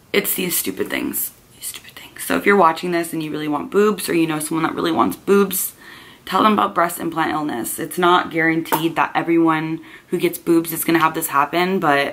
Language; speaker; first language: English; native; English